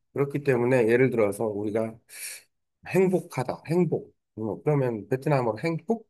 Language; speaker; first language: Korean; native; Korean